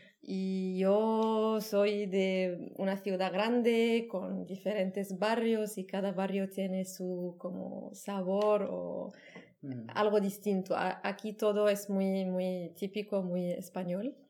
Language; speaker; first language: Spanish; non-native, learner; Arabic